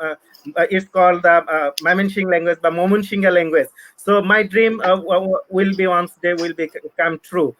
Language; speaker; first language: English; non-native, fluent; Bangla